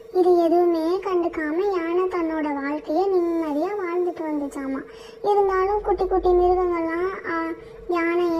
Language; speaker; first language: Tamil; native; Tamil